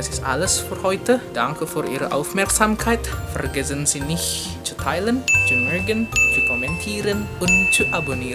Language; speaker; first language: German; non-native, learner; Indonesian